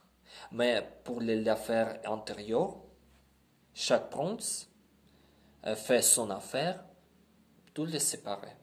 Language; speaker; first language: French; non-native, learner; Ukrainian